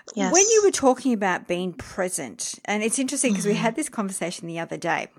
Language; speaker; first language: English; early bilingual, other home language; French